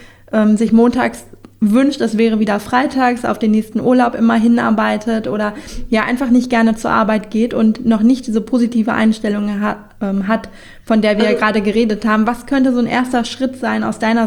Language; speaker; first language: German; native; German